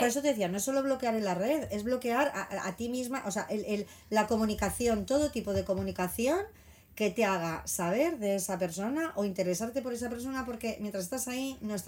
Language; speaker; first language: Spanish; native; Spanish